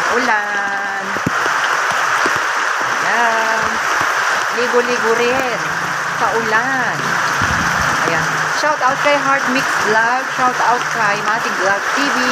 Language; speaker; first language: Filipino; native; Filipino